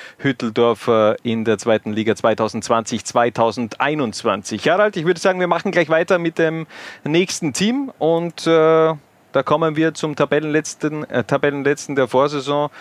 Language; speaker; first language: German; native; German